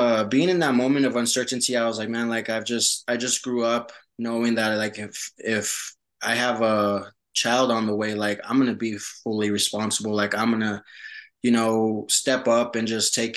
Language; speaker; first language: English; early bilingual, other home language; Spanish